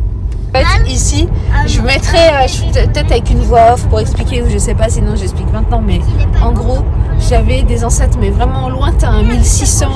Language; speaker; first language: French; native; French